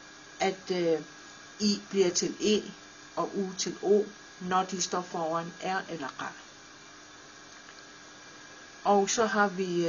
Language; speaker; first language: Danish; non-native, local second language; Kalaallisut